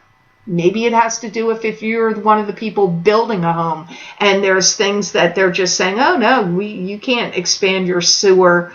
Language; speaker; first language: English; native; English